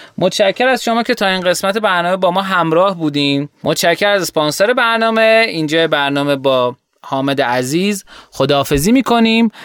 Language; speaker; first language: Persian; native; Persian